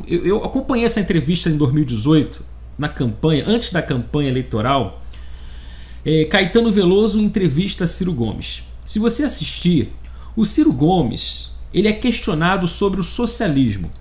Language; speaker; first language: Portuguese; native; Portuguese